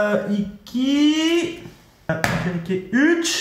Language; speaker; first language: Turkish; non-native, learner; French